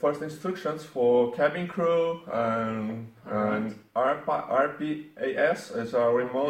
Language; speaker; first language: English; non-native, learner; Portuguese